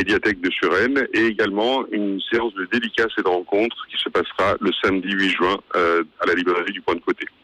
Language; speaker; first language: French; native; French